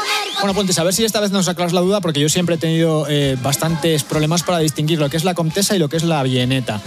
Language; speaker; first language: Spanish; native; Spanish